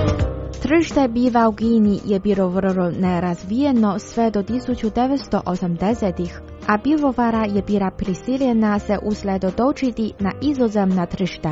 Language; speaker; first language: Croatian; non-native, fluent; Chinese